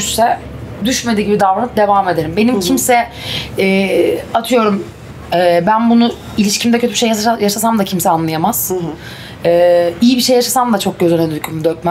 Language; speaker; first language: Turkish; native; Turkish